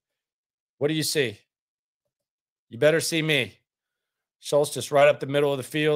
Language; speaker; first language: English; native; English